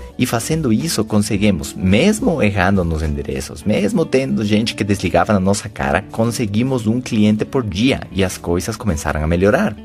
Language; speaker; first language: Portuguese; non-native, fluent; Spanish